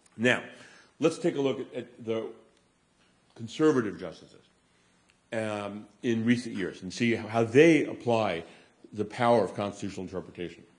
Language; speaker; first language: English; native; English